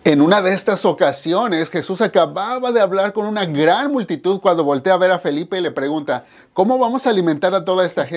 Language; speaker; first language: Spanish; native; Spanish